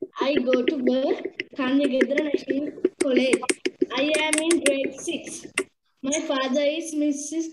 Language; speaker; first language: English; non-native, learner; Sinhala